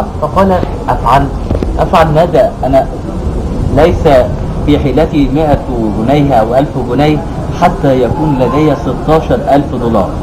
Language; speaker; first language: Arabic; native; Arabic